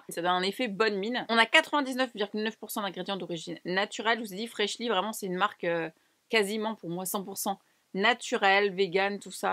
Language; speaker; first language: French; native; French